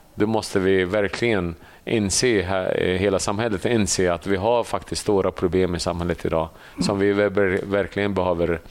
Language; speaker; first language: Swedish; early bilingual, other home language; Assyrian Neo-Aramaic